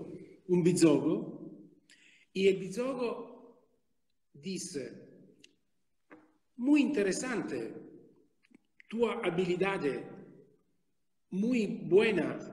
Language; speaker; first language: Spanish; non-native, fluent; Italian